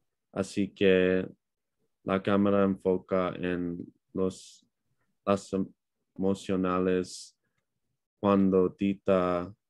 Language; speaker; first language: Spanish; non-native, learner; English